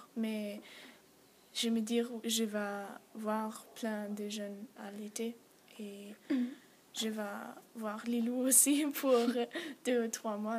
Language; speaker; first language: French; non-native, learner; German